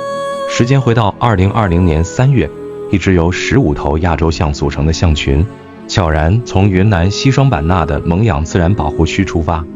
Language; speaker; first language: Chinese; native; Chinese